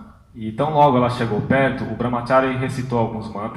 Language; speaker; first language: Portuguese; native; Portuguese